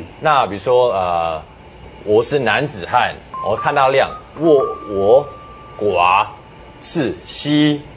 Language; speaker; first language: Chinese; non-native, fluent; English